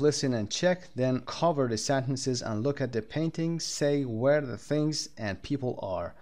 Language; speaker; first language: English; non-native, fluent; Persian